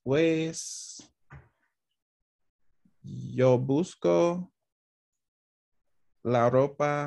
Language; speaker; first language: Spanish; non-native, learner; English